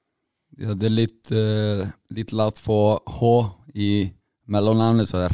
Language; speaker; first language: Norwegian; non-native, fluent; Icelandic